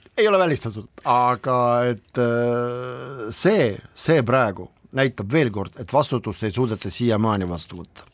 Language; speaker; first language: Estonian; non-native, local second language; Russian